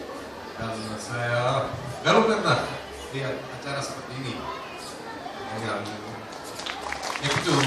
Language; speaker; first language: Indonesian; non-native, fluent; Slovak